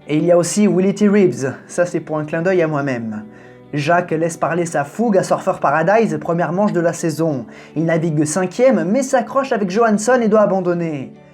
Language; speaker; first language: French; native; French